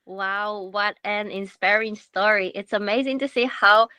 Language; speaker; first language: English; non-native, learner; Japanese